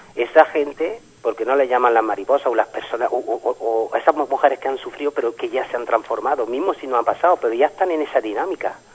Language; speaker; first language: Spanish; early bilingual, heritage; Spanish